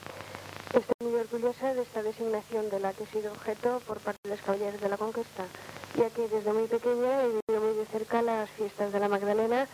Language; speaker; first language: Spanish; native; Spanish